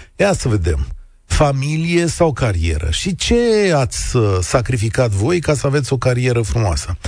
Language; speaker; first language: Romanian; native; Romanian